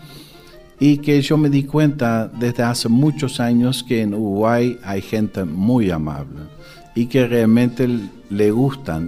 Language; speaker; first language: Spanish; non-native, fluent; Dutch